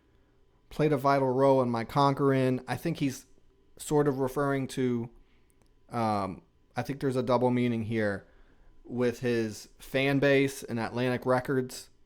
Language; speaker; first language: English; native; English